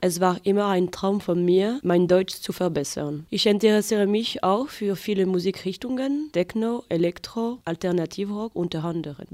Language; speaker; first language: German; non-native, fluent; French